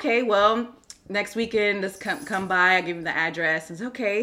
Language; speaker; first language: English; native; English